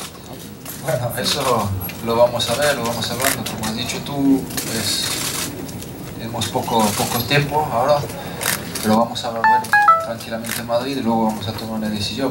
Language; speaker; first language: Spanish; non-native, fluent; French